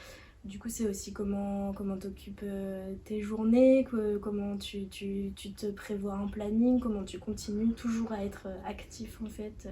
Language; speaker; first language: French; native; French